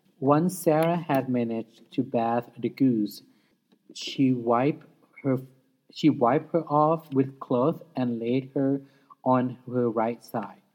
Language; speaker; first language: English; non-native, fluent; Thai